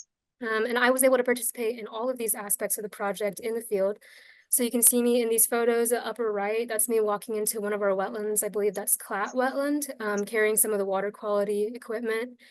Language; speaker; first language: English; native; English